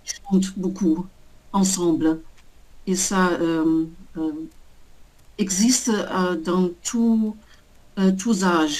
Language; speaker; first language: French; non-native, learner; German